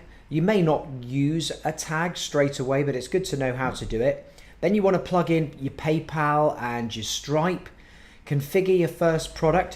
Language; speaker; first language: English; native; English